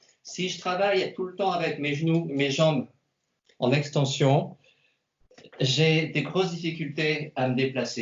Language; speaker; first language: French; native; French